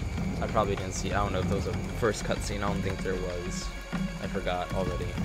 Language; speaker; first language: English; native; English